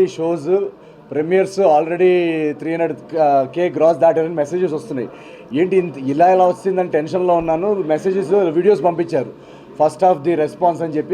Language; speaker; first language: Telugu; native; Telugu